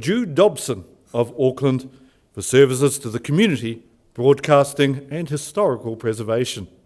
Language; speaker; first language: English; native; English